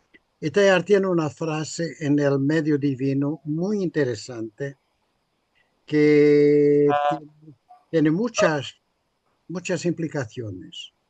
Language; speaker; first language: Spanish; non-native, fluent; Portuguese